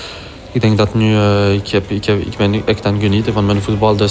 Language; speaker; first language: Dutch; non-native, fluent; French